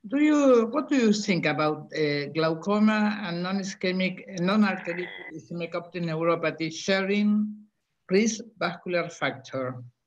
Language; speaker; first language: English; non-native, fluent; Spanish